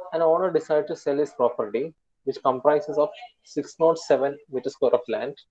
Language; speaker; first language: English; non-native, local second language; Malayalam